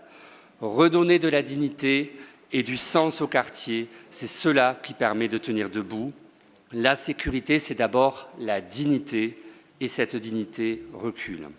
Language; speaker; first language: French; native; French